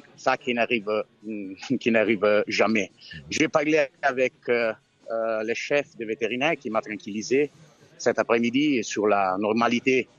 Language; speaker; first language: French; non-native, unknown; Italian